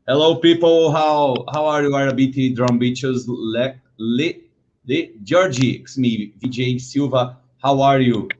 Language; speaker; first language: English; non-native, learner; Portuguese